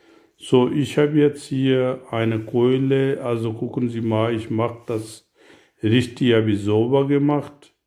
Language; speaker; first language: German; non-native, learner; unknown